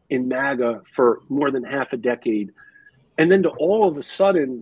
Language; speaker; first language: English; native; English